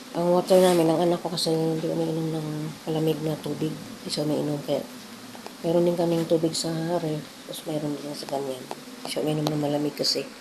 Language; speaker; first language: Filipino; non-native, local second language; Cebuano